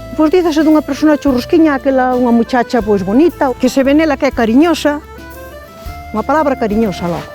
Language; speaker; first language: Galician; native; Galician